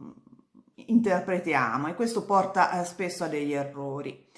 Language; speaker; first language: Italian; native; Italian